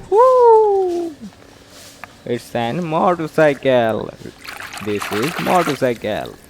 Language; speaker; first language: English; non-native, learner; Indonesian